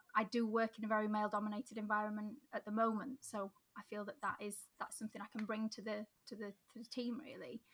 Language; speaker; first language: English; native; English